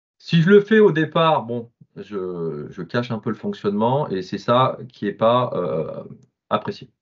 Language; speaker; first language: French; native; French